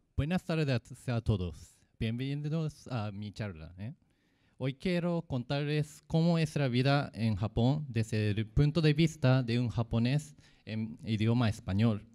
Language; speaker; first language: Spanish; non-native, fluent; Japanese